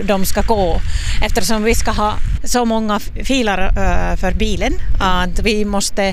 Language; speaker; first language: Swedish; non-native, local second language; Finnish